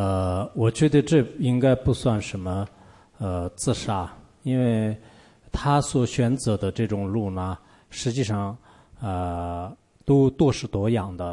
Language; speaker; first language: Chinese; non-native, local second language; Tibetan